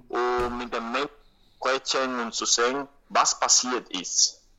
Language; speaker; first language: German; non-native, learner; Spanish